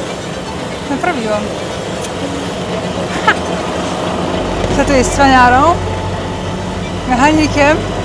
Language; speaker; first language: Polish; native; Polish